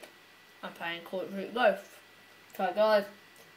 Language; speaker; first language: English; native; English